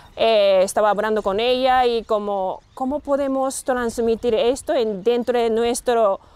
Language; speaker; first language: Spanish; non-native, learner; Japanese